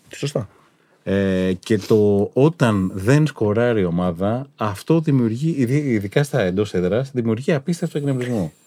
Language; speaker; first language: Greek; native; Greek